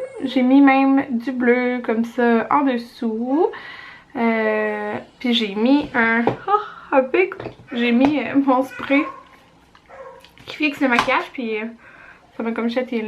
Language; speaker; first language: French; native; French